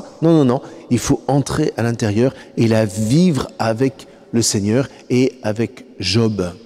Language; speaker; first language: French; native; French